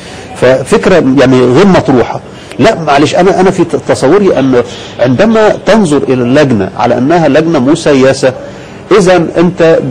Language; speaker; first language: Arabic; native; Arabic